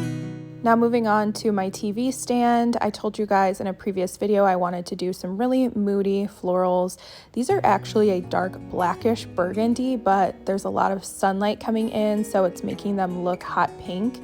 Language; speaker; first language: English; native; English